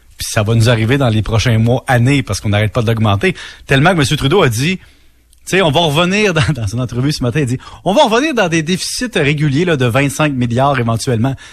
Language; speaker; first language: French; native; French